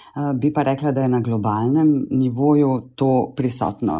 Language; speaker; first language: Slovenian; native; Slovenian